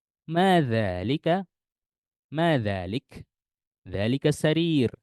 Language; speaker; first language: Arabic; non-native, fluent; Indonesian